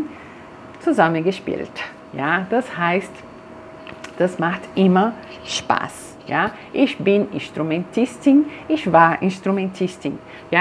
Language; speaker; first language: German; non-native, fluent; Portuguese